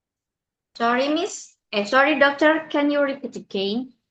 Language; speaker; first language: English; non-native, learner; Indonesian